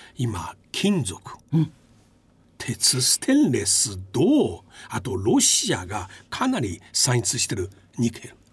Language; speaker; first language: Japanese; non-native, fluent; Chinese